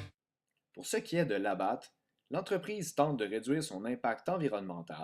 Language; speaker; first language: French; native; French